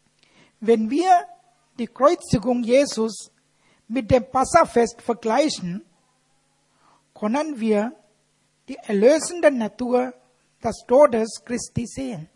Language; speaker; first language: German; non-native, fluent; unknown